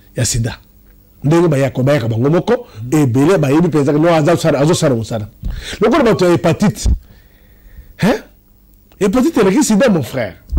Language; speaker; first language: Lingala; non-native, local second language; Luba-Lulua